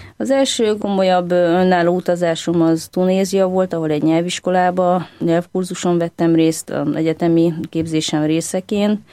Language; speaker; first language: Hungarian; native; Hungarian